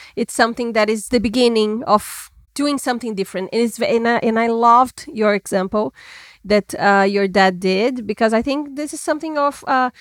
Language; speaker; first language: English; non-native, fluent; Portuguese